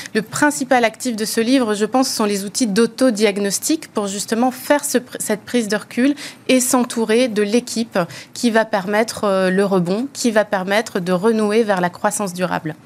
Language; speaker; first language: French; native; French